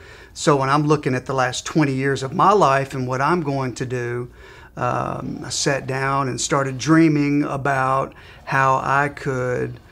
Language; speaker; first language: English; native; English